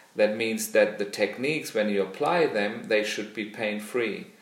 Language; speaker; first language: English; non-native, fluent; German